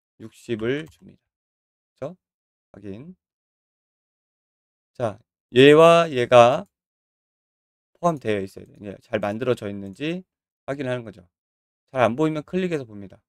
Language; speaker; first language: Korean; native; Korean